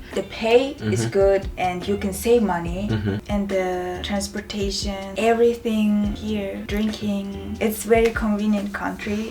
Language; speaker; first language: English; non-native, fluent; Mongolian